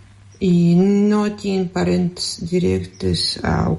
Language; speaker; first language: Catalan; non-native, fluent; Russian